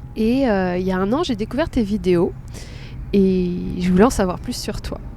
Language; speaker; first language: French; native; French